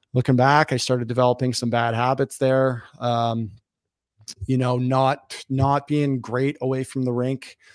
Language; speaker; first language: English; native; English